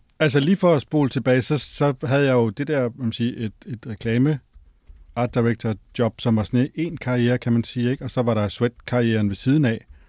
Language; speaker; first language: Danish; native; Danish